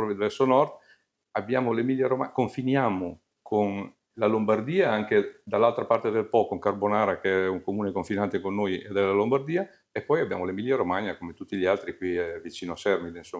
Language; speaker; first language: Italian; native; Italian